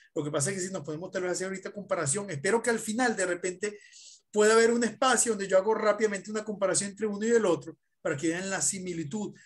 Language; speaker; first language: Spanish; native; Spanish